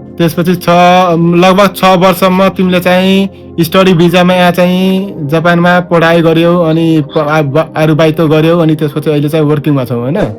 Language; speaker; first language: Nepali; native; Nepali